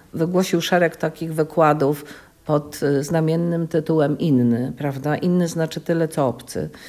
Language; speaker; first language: Polish; native; Polish